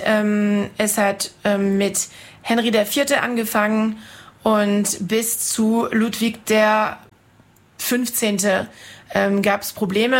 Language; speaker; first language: German; non-native, fluent; French